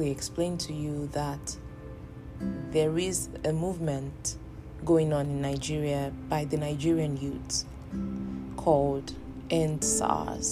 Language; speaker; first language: English; non-native, local second language; Yoruba